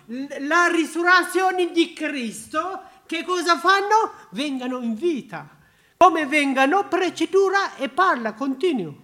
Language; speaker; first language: Italian; non-native, learner; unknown